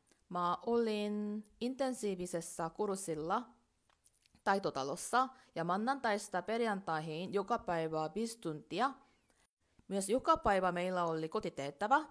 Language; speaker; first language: Finnish; non-native, learner; Korean